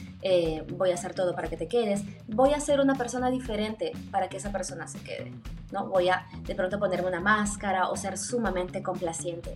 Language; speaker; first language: Spanish; native; Spanish